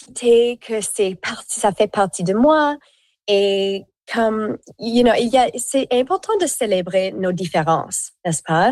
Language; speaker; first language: French; non-native, local second language; English